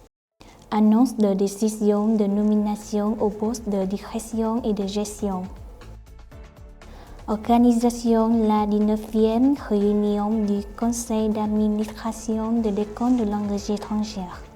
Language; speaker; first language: French; non-native, fluent; Vietnamese